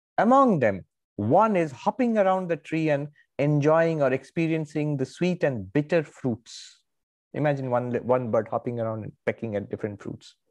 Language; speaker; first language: English; non-native, local second language; Bangla